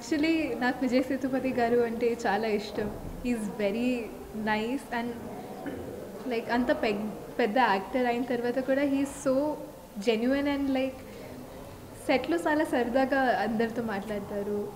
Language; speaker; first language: Telugu; non-native, local second language; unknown